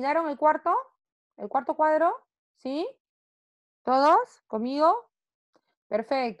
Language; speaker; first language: Spanish; native; Spanish